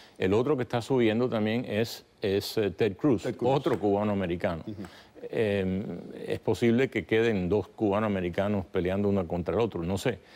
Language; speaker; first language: Spanish; native; Spanish